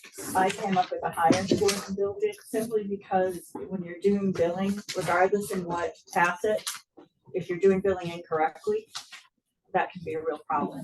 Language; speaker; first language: English; native; English